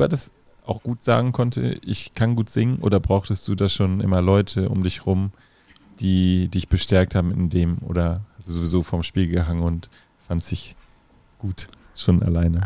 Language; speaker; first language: German; native; German